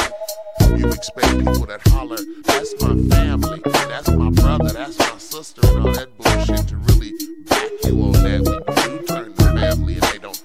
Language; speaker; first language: English; native; English